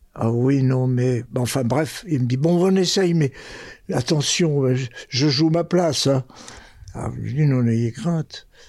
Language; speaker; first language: French; early bilingual, other home language; Spanish